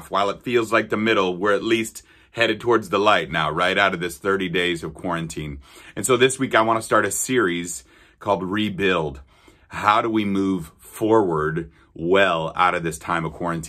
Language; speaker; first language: English; native; English